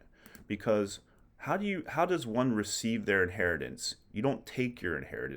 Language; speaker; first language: English; native; English